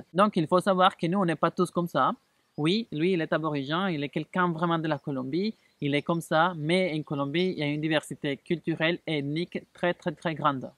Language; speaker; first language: French; non-native, fluent; Spanish